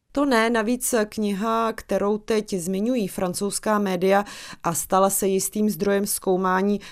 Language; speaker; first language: Czech; native; Czech